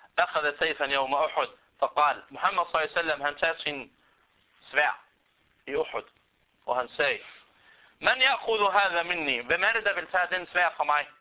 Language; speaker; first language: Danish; non-native, fluent; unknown